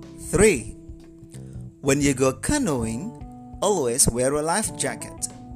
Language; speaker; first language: English; non-native, fluent; Indonesian